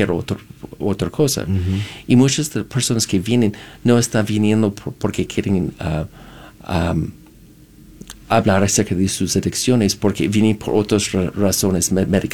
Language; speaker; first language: Spanish; non-native, fluent; English